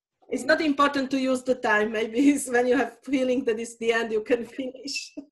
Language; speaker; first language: English; non-native, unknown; Slovak